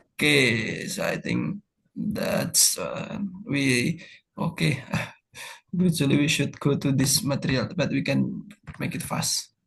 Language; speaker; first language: English; non-native, fluent; Indonesian